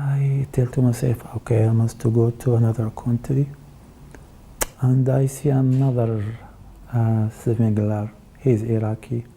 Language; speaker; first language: English; non-native, learner; Arabic